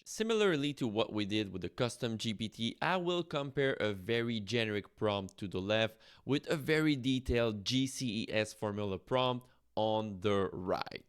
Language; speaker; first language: English; non-native, fluent; French